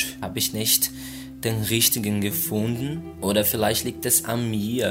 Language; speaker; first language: German; non-native, fluent; Portuguese